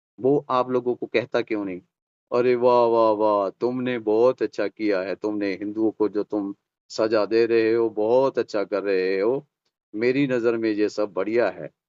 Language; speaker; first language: Hindi; native; Hindi